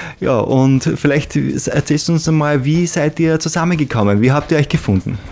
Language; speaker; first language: German; native; German